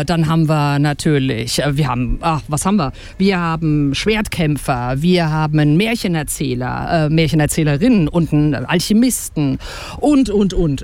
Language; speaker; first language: German; native; German